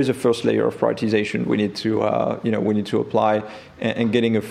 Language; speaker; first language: English; non-native, fluent; French